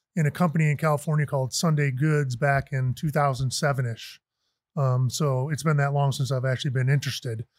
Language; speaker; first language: English; native; English